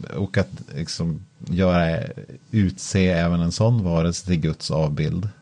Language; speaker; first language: Swedish; native; Swedish